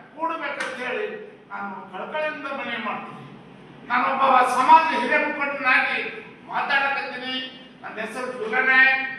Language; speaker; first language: Kannada; non-native, local second language; Lambadi